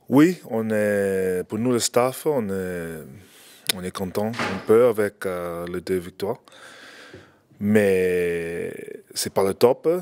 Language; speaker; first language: French; non-native, fluent; English